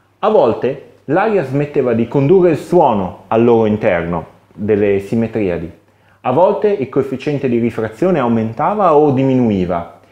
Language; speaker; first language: Italian; native; Italian